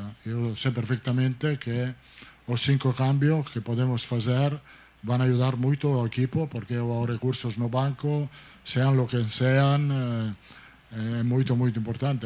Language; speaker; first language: Portuguese; non-native, fluent; Italian